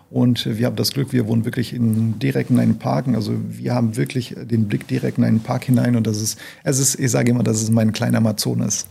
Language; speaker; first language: German; non-native, fluent; Portuguese